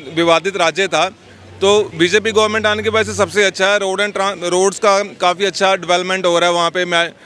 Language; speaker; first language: Hindi; native; Hindi